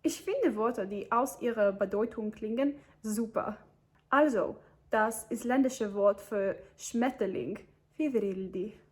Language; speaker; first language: German; non-native, learner; English